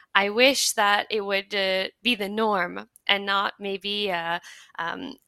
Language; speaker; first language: English; native; English